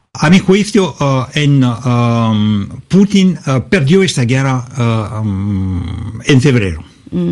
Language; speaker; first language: Spanish; non-native, learner; Russian